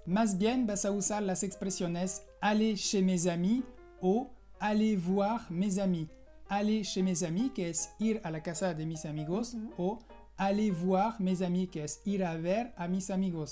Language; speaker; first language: Spanish; non-native, fluent; French